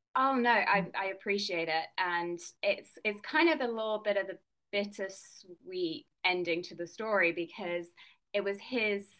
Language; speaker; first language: English; native; English